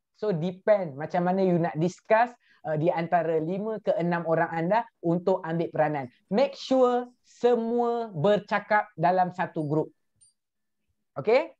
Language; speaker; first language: Malay; native; Malay